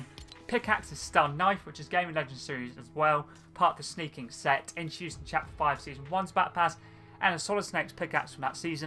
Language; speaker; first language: English; native; English